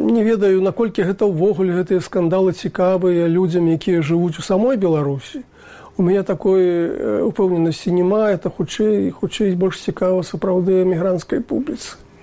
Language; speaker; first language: Belarusian; native; Belarusian